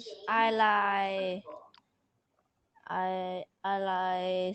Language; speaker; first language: English; non-native, learner; Vietnamese